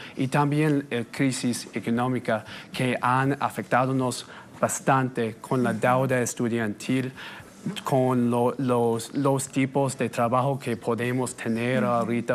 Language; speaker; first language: Spanish; non-native, fluent; English